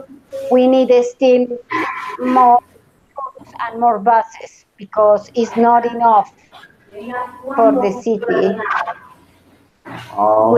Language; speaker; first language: English; non-native, learner; Spanish